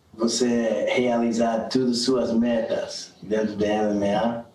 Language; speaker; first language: Portuguese; non-native, fluent; English